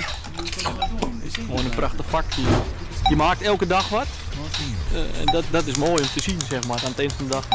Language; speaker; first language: Dutch; native; Dutch